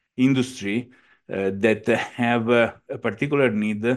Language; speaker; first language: English; non-native, fluent; Italian